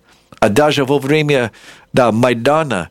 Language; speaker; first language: Russian; non-native, fluent; English